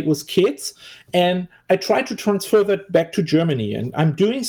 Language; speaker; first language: English; non-native, fluent; German